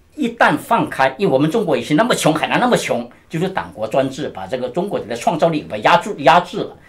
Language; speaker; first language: Chinese; native; Chinese